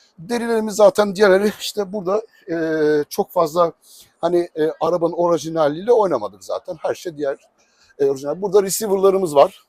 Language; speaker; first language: Turkish; native; Turkish